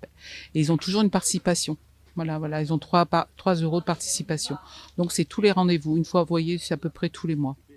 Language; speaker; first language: French; native; French